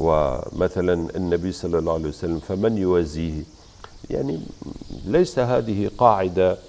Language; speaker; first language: Arabic; native; Arabic